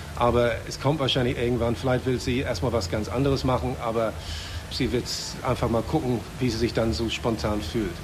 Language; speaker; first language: German; non-native, fluent; English